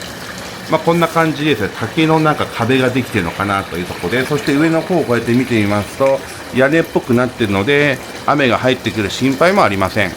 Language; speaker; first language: Japanese; native; Japanese